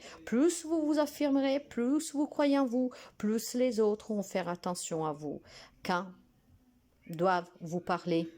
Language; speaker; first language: French; non-native, fluent; Italian